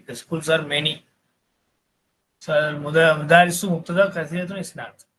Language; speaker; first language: English; non-native, local second language; Tamil